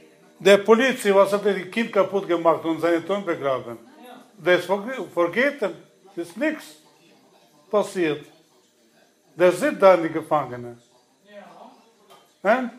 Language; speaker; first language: Dutch; non-native, learner; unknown